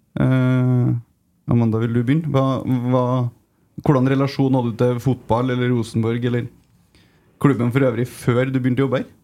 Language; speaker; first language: Norwegian; native; Norwegian